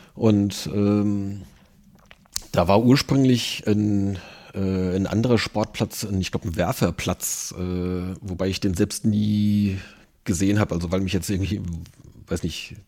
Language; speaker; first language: German; native; German